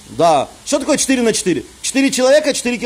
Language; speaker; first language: Russian; native; Russian